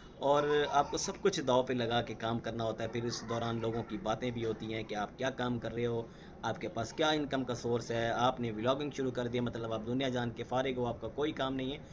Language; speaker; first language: Urdu; non-native, local second language; Saraiki